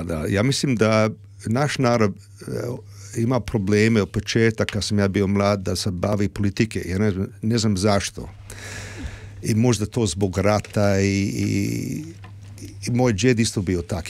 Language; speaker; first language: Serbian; early bilingual, heritage; Croatian